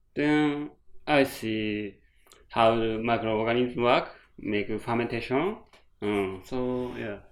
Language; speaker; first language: English; non-native, learner; Japanese